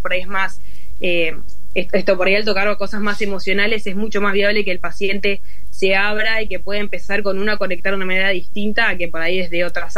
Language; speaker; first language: Spanish; native; Spanish